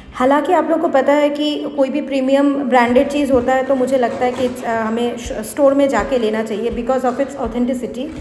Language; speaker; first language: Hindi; non-native, local second language; Bangla